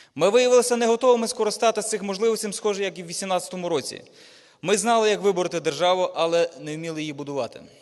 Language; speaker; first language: Ukrainian; native; Ukrainian